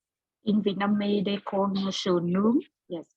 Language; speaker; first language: English; non-native, learner; Vietnamese